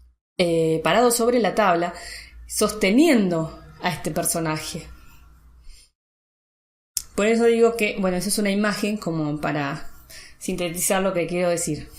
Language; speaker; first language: Spanish; native; Spanish